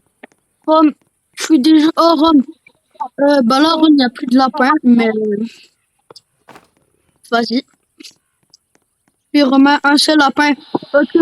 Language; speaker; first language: French; native; French